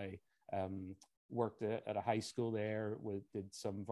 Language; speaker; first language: English; native; English